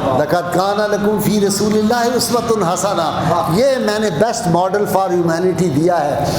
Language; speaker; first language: Urdu; non-native, local second language; Punjabi